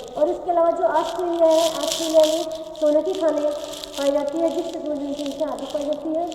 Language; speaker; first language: Hindi; native; Hindi